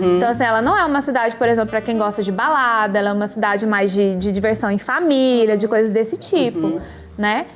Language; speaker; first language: Portuguese; native; Portuguese